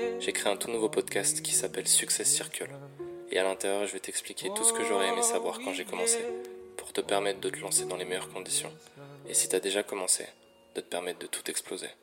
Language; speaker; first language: French; native; French